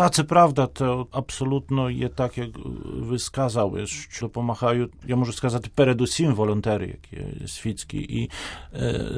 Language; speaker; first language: Ukrainian; non-native, fluent; Polish